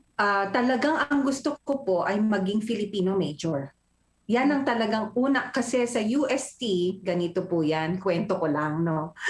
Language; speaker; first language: Filipino; native; Filipino